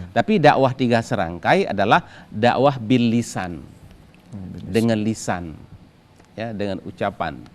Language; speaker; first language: Indonesian; native; Indonesian